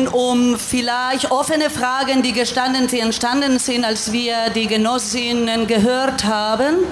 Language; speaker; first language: German; non-native, fluent; Spanish